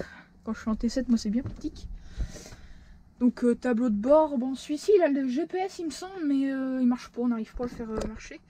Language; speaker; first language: French; native; French